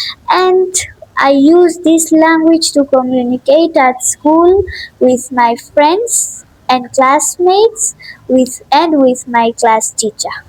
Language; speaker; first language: English; non-native, local second language; Kachhi